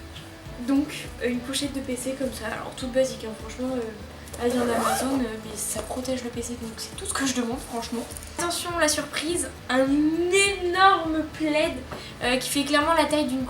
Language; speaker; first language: French; native; French